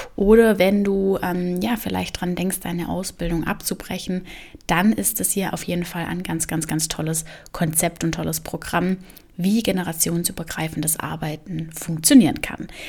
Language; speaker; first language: German; native; German